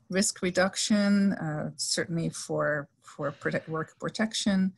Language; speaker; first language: English; non-native, fluent; Dutch